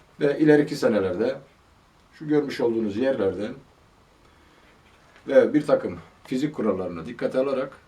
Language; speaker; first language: Turkish; native; Turkish